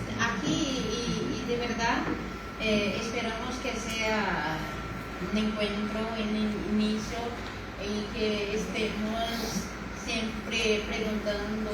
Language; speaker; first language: Spanish; non-native, fluent; Portuguese